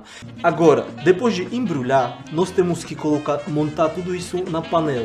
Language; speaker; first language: Portuguese; non-native, fluent; Armenian